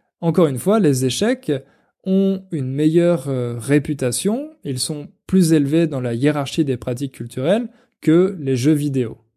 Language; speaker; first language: French; native; French